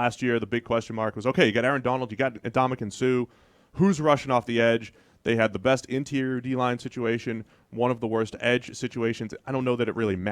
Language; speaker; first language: English; native; English